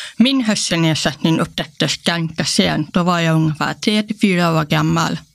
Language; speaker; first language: Swedish; early bilingual, other home language; Polish